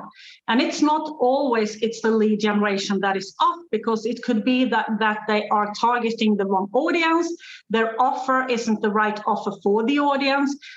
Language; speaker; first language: English; non-native, fluent; Swedish